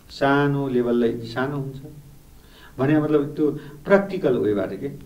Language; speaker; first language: Nepali; native; Nepali